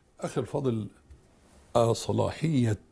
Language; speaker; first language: Arabic; native; Arabic